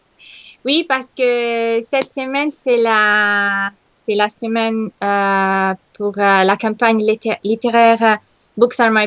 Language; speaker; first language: French; non-native, learner; Italian